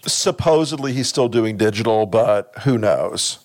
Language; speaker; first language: English; native; English